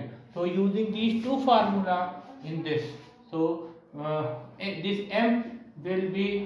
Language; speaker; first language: English; non-native, local second language; Hindi